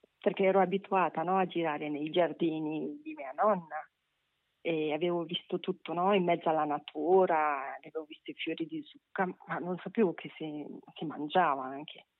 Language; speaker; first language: Italian; non-native, fluent; Persian